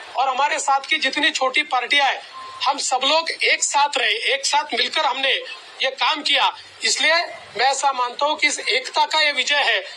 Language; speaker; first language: Hindi; non-native, local second language; Marathi